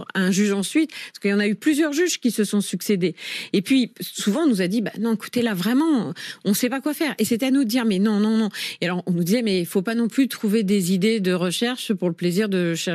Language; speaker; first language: French; native; French